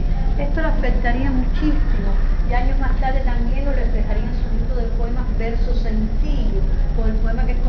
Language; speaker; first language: Spanish; native; Spanish